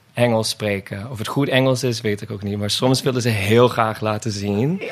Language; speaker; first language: Dutch; non-native, fluent; English